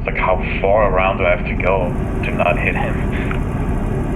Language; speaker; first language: English; native; English